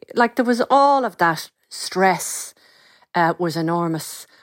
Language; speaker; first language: English; native; English